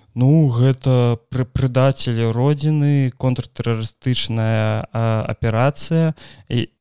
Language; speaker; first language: Belarusian; non-native, local second language; Russian